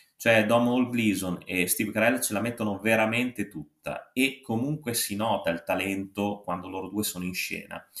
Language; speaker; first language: Italian; native; Italian